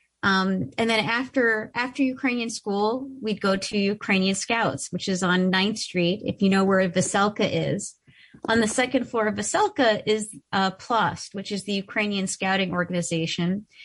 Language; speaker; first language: English; early bilingual, other home language; Ukrainian